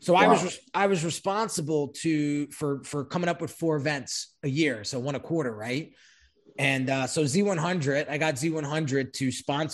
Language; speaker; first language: English; native; English